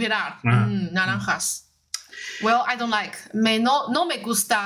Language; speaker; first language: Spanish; non-native, learner; Chinese